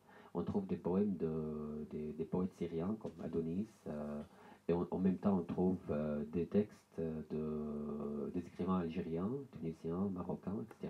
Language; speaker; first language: French; non-native, learner; Arabic